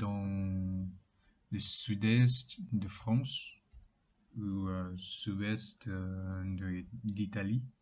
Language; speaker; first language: French; non-native, learner; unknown